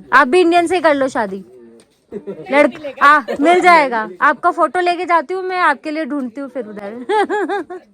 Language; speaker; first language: Hindi; native; Hindi